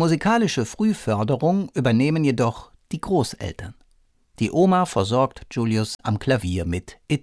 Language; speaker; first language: German; native; German